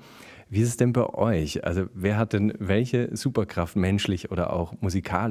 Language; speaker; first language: German; native; German